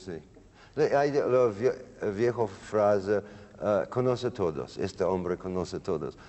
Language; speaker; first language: Spanish; non-native, learner; English